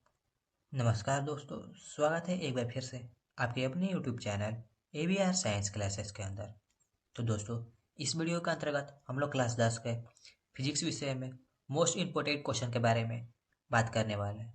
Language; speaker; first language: Hindi; native; Hindi